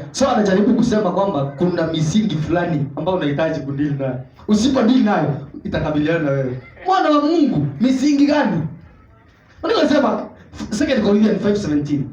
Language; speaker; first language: Swahili; non-native, local second language; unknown